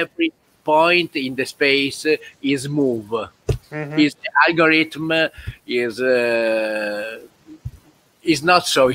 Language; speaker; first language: English; non-native, learner; Italian